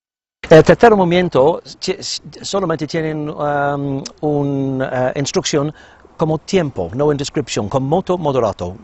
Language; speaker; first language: Spanish; non-native, fluent; English